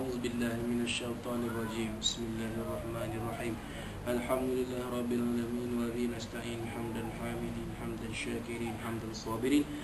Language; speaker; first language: Arabic; non-native, learner; Malay